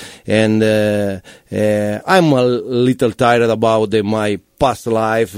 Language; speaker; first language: English; non-native, learner; Italian